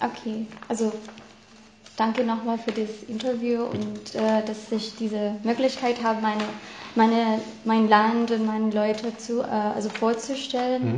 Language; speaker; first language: German; non-native, fluent; Filipino